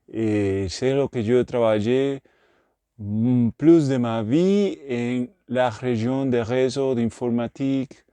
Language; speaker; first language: French; non-native, learner; Spanish